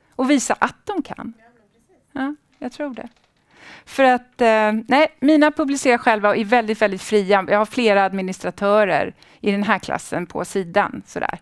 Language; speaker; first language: Swedish; native; Swedish